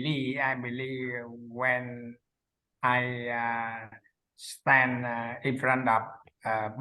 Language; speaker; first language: English; non-native, learner; Vietnamese